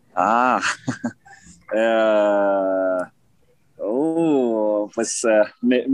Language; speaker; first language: Spanish; non-native, fluent; French